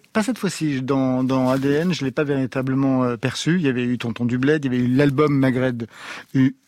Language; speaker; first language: French; native; French